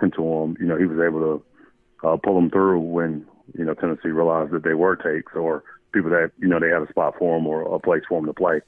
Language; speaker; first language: English; native; English